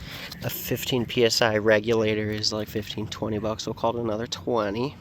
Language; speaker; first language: English; native; English